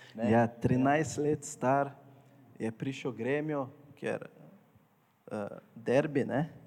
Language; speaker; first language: Slovenian; non-native, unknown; Portuguese